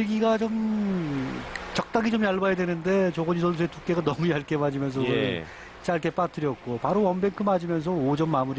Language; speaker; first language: Korean; native; Korean